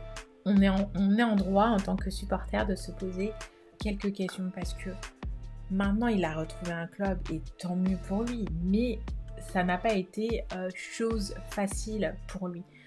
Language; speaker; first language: French; native; French